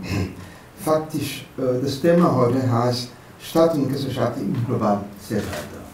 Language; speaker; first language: German; non-native, fluent; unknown